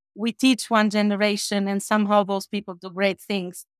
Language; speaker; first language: English; non-native, fluent; Albanian